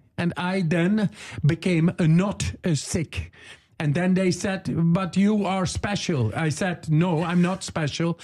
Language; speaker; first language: English; non-native, fluent; Dutch